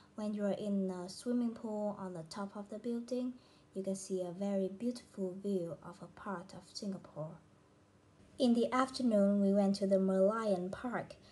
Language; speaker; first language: English; non-native, fluent; Vietnamese